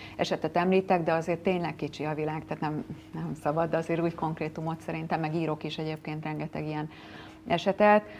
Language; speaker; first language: Hungarian; native; Hungarian